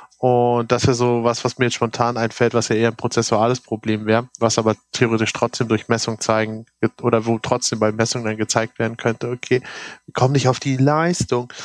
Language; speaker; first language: German; native; German